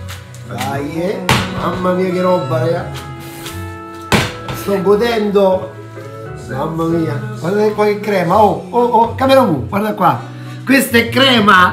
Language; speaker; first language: Italian; native; Italian